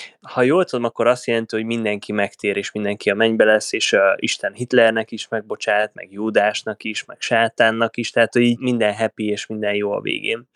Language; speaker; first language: Hungarian; native; Hungarian